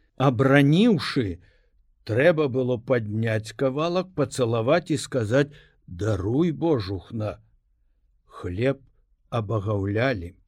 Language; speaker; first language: Belarusian; non-native, local second language; Russian